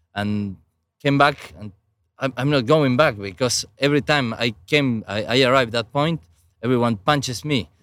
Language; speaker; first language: English; non-native, fluent; Spanish